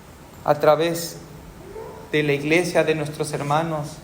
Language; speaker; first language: Spanish; native; Spanish